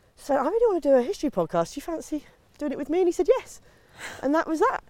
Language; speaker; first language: English; native; English